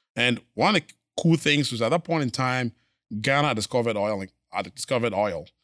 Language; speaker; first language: English; non-native, local second language; Akan